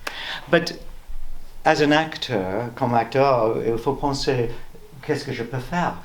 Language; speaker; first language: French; non-native, learner; English